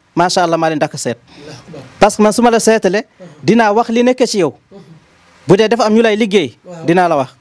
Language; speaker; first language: Wolof; non-native, local second language; Fula